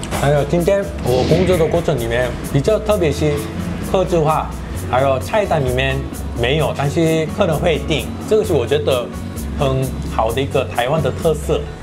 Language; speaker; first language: Chinese; non-native, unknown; Korean